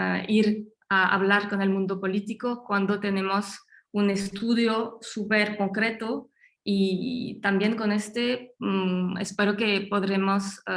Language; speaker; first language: Spanish; non-native, fluent; French